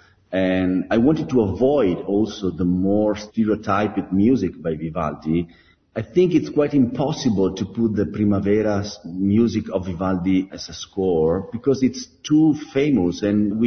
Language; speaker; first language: English; non-native, fluent; Italian